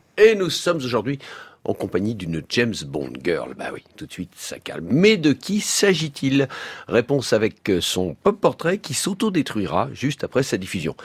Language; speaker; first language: French; native; French